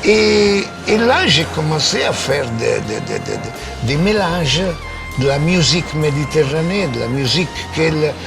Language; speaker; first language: French; non-native, fluent; Italian